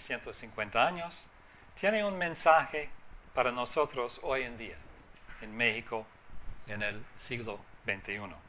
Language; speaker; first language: Spanish; non-native, fluent; English